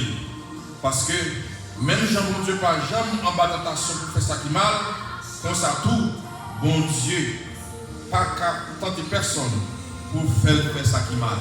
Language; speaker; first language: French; non-native, local second language; Haitian Creole